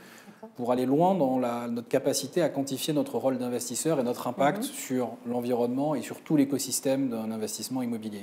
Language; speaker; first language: French; native; French